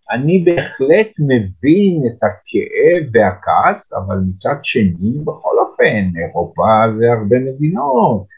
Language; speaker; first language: Hebrew; native; Hebrew